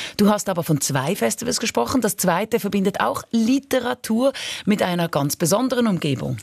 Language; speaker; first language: German; native; German